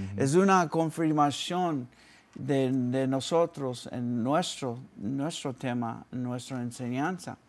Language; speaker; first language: Spanish; early bilingual, heritage; Spanish